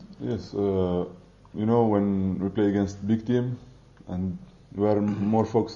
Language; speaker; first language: English; non-native, fluent; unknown